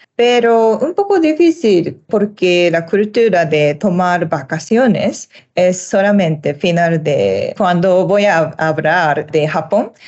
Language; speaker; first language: Spanish; non-native, learner; Japanese